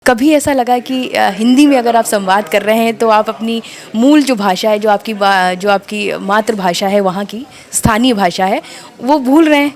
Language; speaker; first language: Hindi; native; Hindi